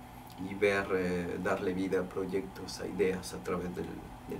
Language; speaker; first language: Spanish; native; Spanish